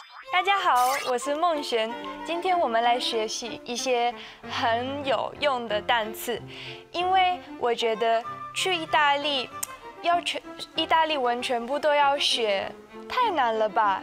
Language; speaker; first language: Chinese; non-native, fluent; Italian